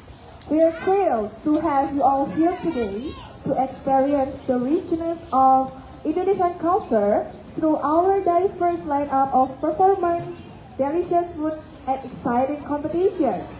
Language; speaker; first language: English; non-native, fluent; Indonesian